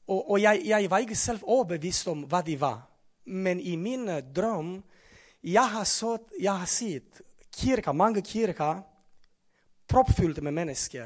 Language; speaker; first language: Norwegian; non-native, fluent; Romanian